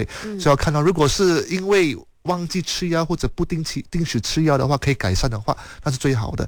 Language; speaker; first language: Chinese; native; Chinese